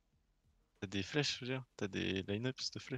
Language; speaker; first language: French; native; French